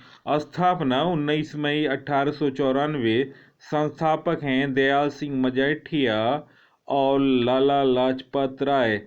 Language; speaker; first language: Hindi; native; Hindi